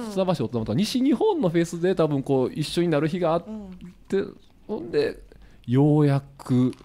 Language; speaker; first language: Japanese; native; Japanese